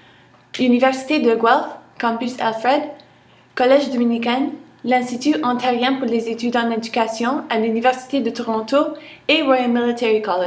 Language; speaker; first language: French; non-native, local second language; English